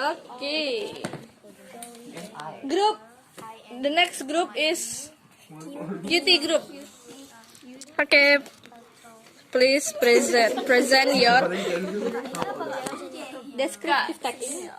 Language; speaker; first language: English; non-native, learner; Indonesian